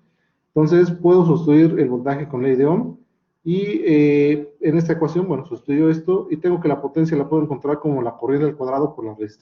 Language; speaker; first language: Spanish; native; Spanish